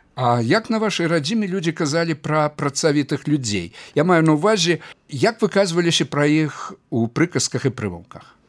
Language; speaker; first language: Belarusian; native; Belarusian